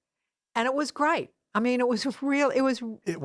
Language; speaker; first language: English; non-native, fluent; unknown